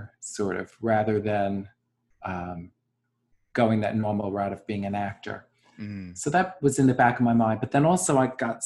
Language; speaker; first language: English; native; English